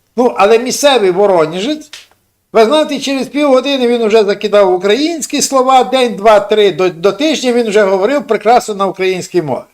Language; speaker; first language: Ukrainian; native; Ukrainian